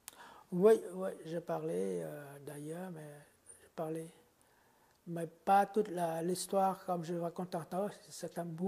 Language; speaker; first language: French; non-native, fluent; Khmer